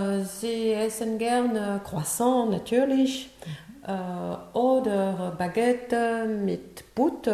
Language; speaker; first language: German; non-native, fluent; French